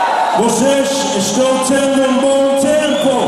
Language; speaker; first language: Portuguese; non-native, learner; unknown